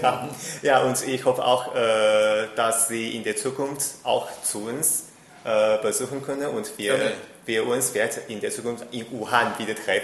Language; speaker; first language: German; non-native, fluent; Chinese